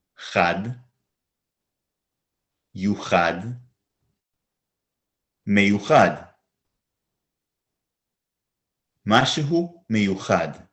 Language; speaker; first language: Hebrew; non-native, fluent; English